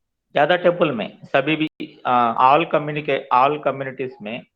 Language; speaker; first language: Hindi; non-native, local second language; Telugu